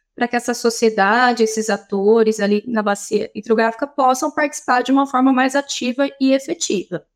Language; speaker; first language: Portuguese; native; Portuguese